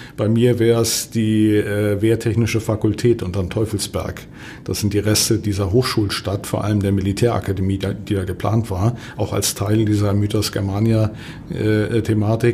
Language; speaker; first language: German; native; German